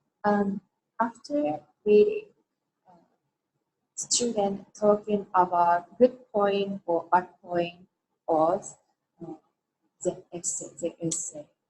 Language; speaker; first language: English; non-native, learner; Japanese